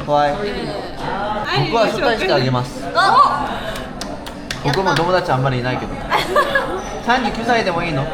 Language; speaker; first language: Japanese; non-native, learner; Korean